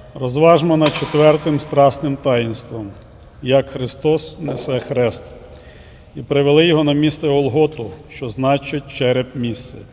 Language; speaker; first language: Ukrainian; native; Ukrainian